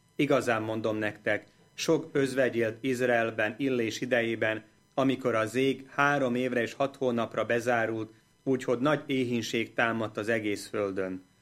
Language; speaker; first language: Hungarian; native; Hungarian